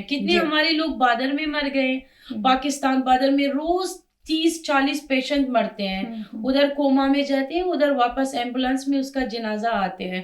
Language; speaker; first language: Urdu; non-native, fluent; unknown